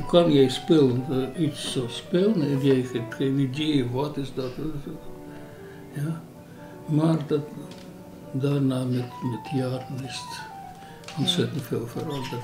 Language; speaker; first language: Dutch; non-native, learner; Georgian